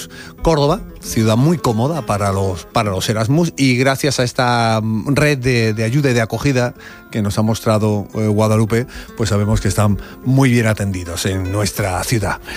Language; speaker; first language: Spanish; native; Spanish